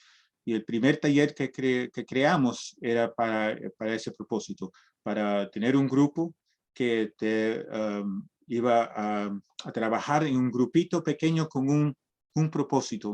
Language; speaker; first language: Spanish; early bilingual, heritage; Spanish